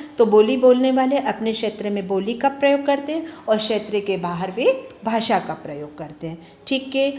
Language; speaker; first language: Hindi; native; Hindi